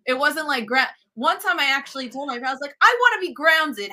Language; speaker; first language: English; early bilingual, other home language; Italian